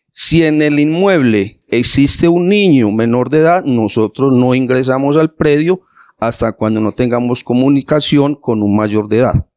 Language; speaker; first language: Spanish; native; Spanish